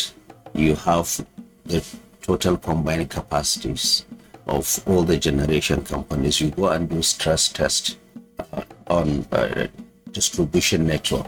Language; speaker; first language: English; non-native, local second language; Hausa